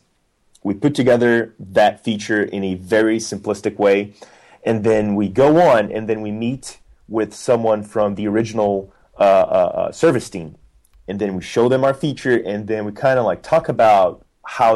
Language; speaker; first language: English; non-native, fluent; Portuguese